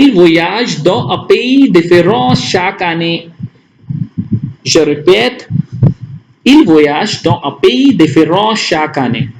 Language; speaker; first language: French; non-native, fluent; Hindi